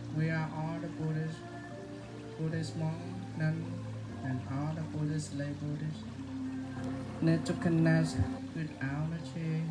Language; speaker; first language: English; non-native, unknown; Vietnamese